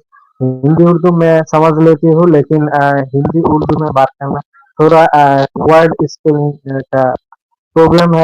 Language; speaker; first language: Hindi; non-native, learner; Bangla